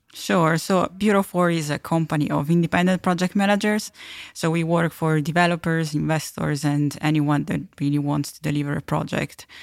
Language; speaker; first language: English; non-native, fluent; Italian